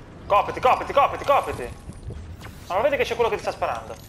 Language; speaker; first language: Italian; native; Italian